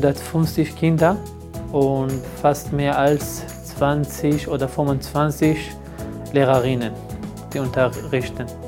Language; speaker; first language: German; non-native, fluent; Persian